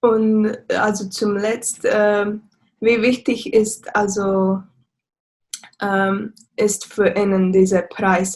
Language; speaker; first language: German; non-native, learner; English